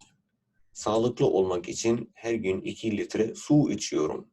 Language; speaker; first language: Turkish; non-native, fluent; Urdu